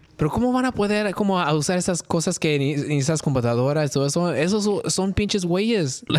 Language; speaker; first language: Spanish; early bilingual, heritage; Spanish